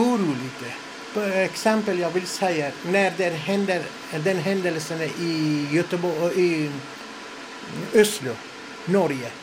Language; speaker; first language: Swedish; non-native, fluent; Persian